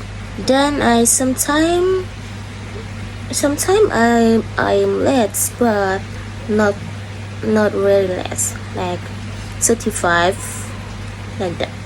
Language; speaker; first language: English; non-native, learner; Indonesian